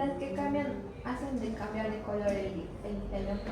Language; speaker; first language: Spanish; native; Spanish